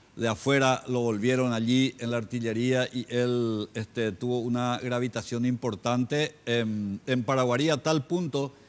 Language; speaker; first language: Spanish; native; Spanish